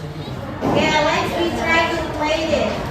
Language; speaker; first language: English; non-native, fluent; Indonesian